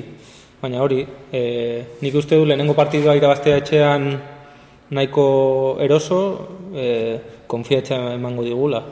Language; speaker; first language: Basque; non-native, local second language; Spanish